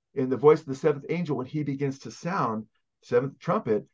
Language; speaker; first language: English; native; English